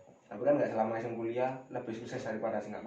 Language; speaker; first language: Indonesian; native; Indonesian